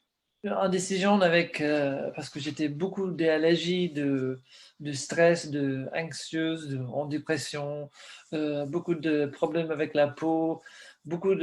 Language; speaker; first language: French; non-native, learner; English